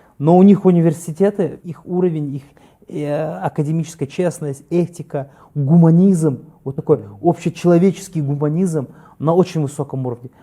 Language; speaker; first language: Russian; native; Russian